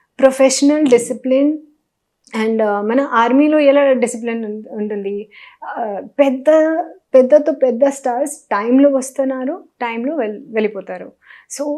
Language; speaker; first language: Telugu; non-native, local second language; Hindi